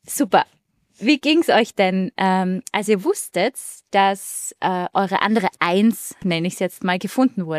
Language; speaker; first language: German; native; German